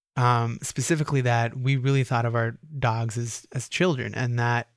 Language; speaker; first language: English; native; English